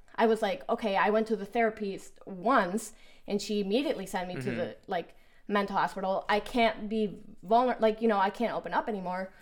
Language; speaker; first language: English; early bilingual, other home language; Spanish